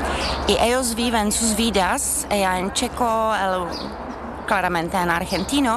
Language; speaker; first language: Spanish; non-native, learner; Czech